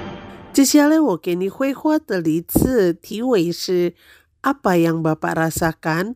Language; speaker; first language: Chinese; non-native, fluent; Indonesian